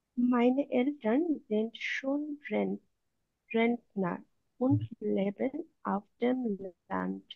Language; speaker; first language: German; non-native, learner; Bangla